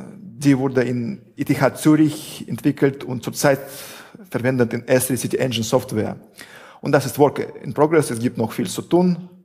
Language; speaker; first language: German; non-native, fluent; Russian